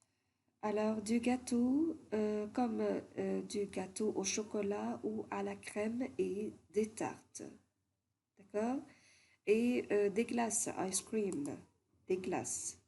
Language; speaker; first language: French; non-native, fluent; Arabic